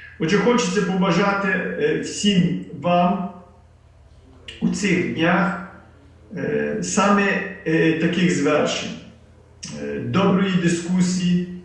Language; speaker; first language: Ukrainian; early bilingual, heritage; Ukrainian